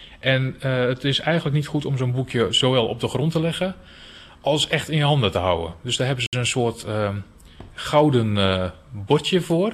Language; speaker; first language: Dutch; native; Dutch